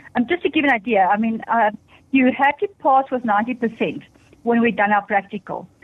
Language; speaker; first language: English; non-native, local second language; Afrikaans